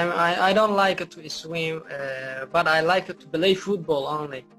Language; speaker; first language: English; non-native, learner; Somali